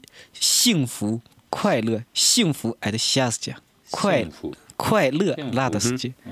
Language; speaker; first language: Russian; non-native, learner; Chinese